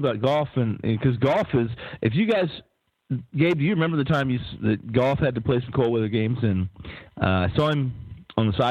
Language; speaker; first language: English; native; English